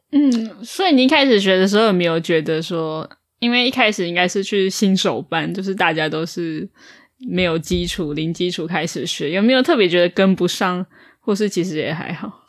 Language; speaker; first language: Chinese; native; Chinese